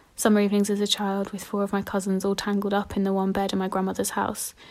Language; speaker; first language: English; native; English